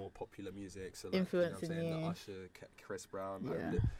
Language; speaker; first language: English; native; English